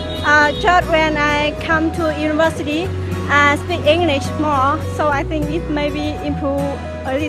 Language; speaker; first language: English; non-native, learner; Vietnamese